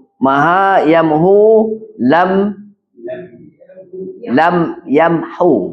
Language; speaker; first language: Arabic; non-native, fluent; Malay